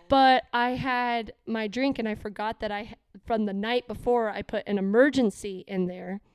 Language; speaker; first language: English; native; English